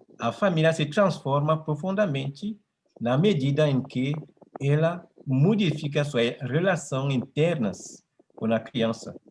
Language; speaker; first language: Portuguese; non-native, fluent; French